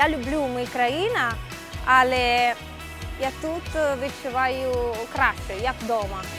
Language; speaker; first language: Ukrainian; non-native, learner; Italian